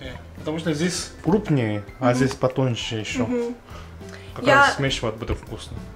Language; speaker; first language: Russian; non-native, fluent; Korean